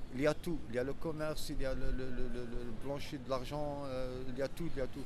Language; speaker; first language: French; non-native, local second language; Arabic